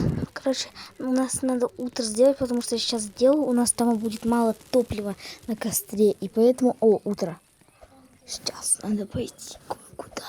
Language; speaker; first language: Russian; native; Russian